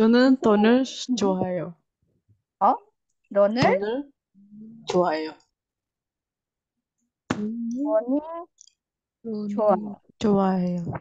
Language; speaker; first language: Korean; non-native, learner; Indonesian